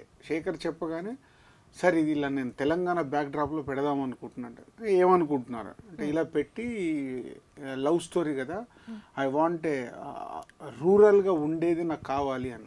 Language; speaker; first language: Telugu; native; Telugu